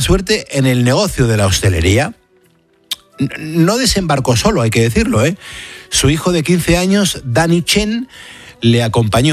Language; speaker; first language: Spanish; native; Spanish